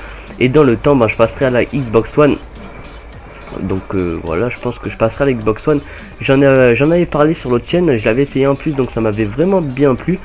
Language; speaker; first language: French; native; French